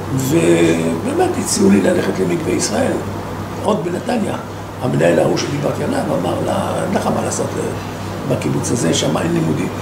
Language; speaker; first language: Hebrew; non-native, fluent; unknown